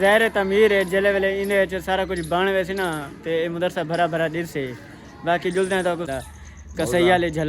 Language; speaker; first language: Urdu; non-native, local second language; Saraiki